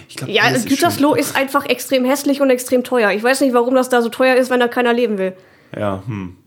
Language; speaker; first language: German; native; German